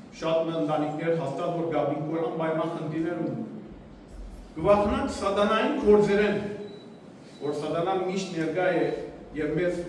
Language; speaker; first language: Armenian; native; Armenian